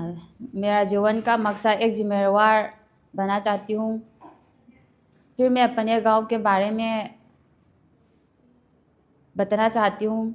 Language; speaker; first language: Hindi; non-native, local second language; Manipuri